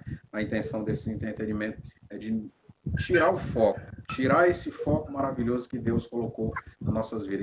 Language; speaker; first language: Portuguese; native; Portuguese